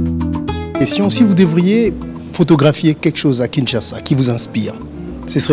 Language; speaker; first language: French; non-native, fluent; Polish